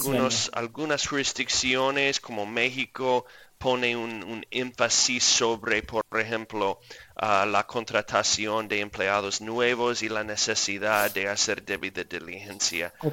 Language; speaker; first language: Spanish; non-native, fluent; English